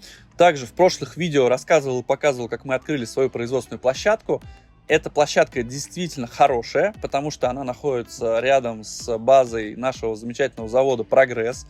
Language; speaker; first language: Russian; native; Russian